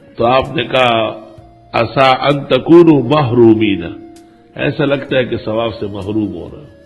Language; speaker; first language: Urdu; non-native, local second language; Pashto